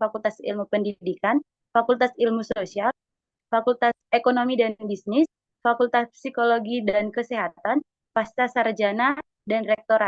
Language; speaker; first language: Indonesian; native; Indonesian